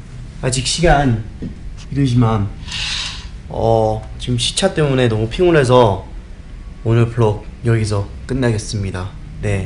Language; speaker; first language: Korean; early bilingual, heritage; Korean